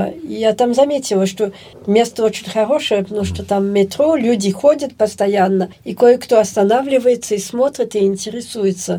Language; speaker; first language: Russian; early bilingual, heritage; Russian